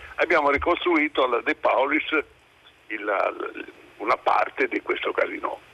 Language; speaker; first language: Italian; native; Italian